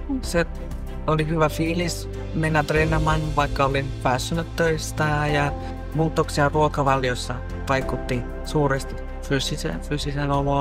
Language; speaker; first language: Finnish; non-native, fluent; Spanish